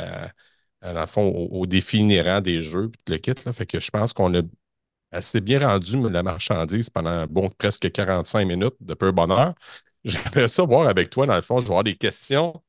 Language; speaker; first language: French; native; French